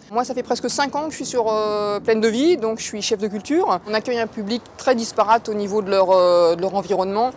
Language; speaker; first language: French; native; French